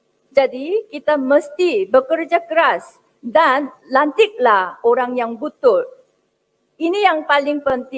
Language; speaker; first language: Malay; non-native, fluent; Korean